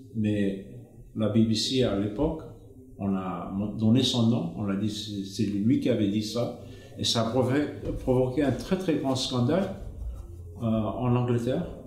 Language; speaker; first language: French; non-native, fluent; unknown